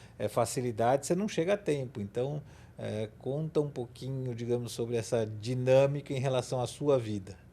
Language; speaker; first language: Portuguese; native; Portuguese